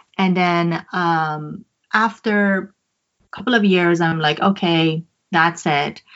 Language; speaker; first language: English; non-native, fluent; Persian